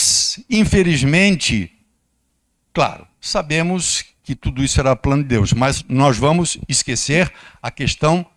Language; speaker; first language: Portuguese; native; Portuguese